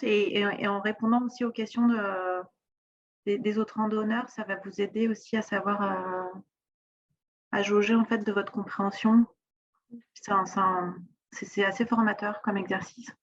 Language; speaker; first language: French; native; French